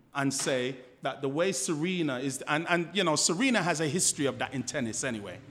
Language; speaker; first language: English; native; English